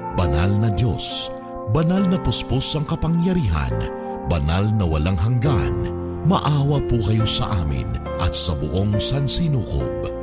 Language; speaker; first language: Filipino; native; Filipino